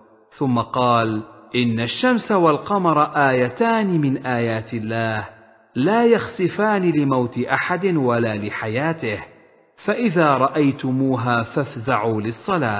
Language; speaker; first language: Arabic; native; Arabic